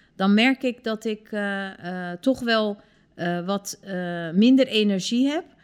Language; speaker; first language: Dutch; early bilingual, other home language; Turkish